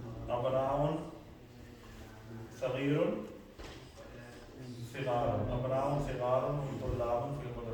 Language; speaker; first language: Arabic; non-native, fluent; Urdu